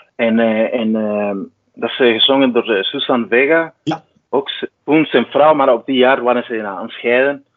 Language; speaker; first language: Dutch; non-native, fluent; Spanish